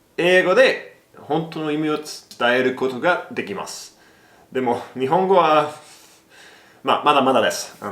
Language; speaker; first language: Japanese; non-native, learner; English